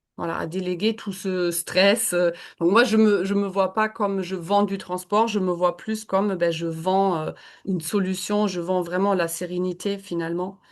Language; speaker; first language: French; non-native, fluent; German